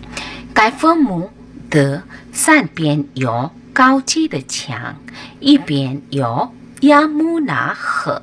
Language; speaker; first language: Chinese; non-native, fluent; Hindi